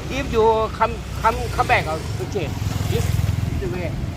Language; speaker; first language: English; non-native, learner; Thai